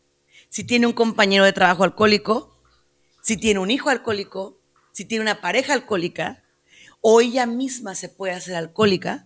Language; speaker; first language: Spanish; native; Spanish